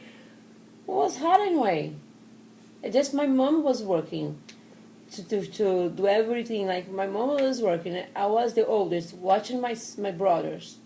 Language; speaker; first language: English; non-native, learner; Portuguese